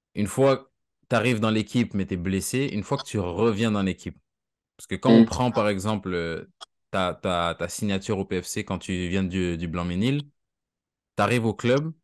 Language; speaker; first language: French; native; French